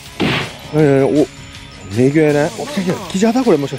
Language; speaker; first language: Japanese; native; Japanese